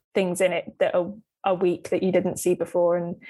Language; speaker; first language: English; native; English